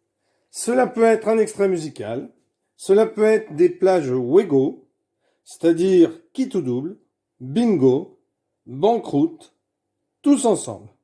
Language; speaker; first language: French; native; French